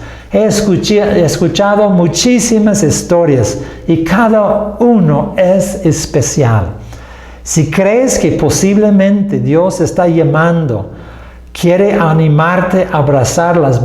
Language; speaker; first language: Spanish; non-native, fluent; English